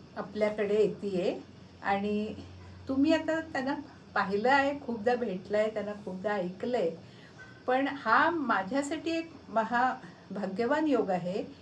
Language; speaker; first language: Marathi; native; Marathi